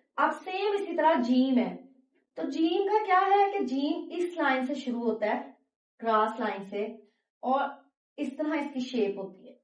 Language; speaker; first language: Urdu; native; Urdu